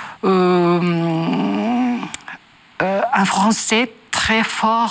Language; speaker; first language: French; non-native, learner; Japanese